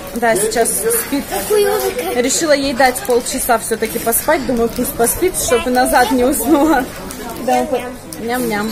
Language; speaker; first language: Russian; native; Russian